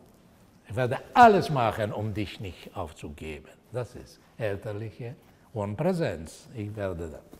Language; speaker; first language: German; non-native, fluent; Portuguese